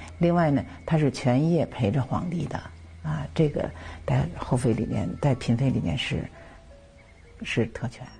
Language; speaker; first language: Chinese; native; Chinese